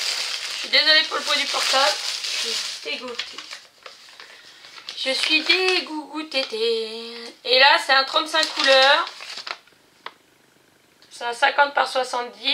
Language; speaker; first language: French; native; French